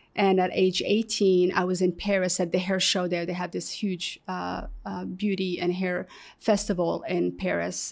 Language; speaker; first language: English; early bilingual, other home language; Arabic